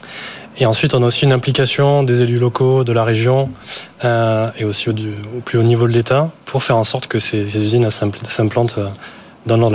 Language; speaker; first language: French; native; French